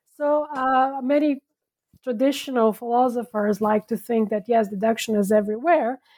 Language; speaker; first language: English; non-native, fluent; Portuguese